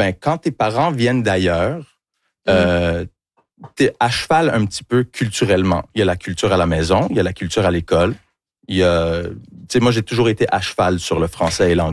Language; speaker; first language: French; early bilingual, other home language; English